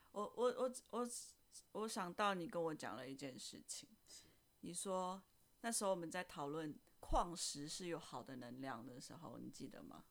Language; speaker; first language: Chinese; non-native, fluent; Indonesian